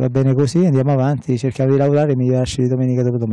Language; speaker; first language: Italian; native; Italian